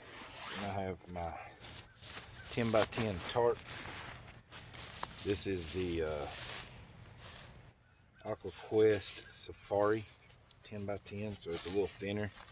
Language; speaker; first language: English; native; English